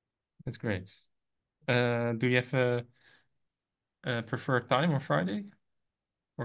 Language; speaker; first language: English; non-native, fluent; Dutch